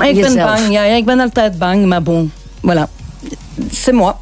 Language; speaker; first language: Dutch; non-native, local second language; French